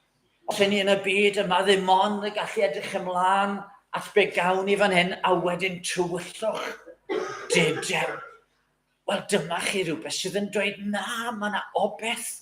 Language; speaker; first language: Welsh; native; Welsh